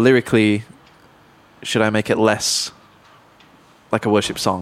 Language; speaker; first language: English; native; English